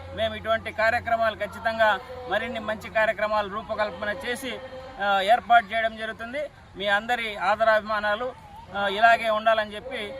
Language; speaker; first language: Telugu; native; Telugu